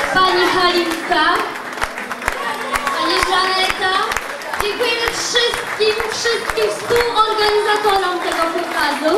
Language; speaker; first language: Polish; native; Polish